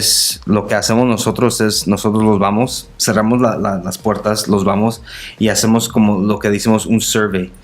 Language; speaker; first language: Spanish; non-native, local second language; English